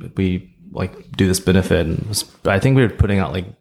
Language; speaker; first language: English; native; English